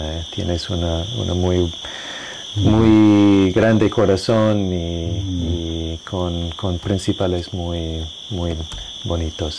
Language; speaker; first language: Spanish; non-native, fluent; English